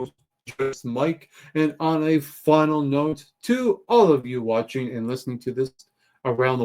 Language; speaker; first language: English; native; English